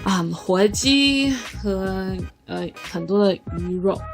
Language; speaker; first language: Chinese; non-native, learner; English